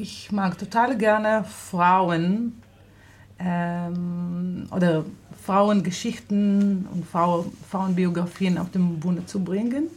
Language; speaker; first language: German; non-native, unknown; Hebrew